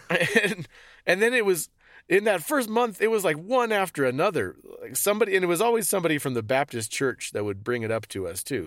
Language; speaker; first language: English; native; English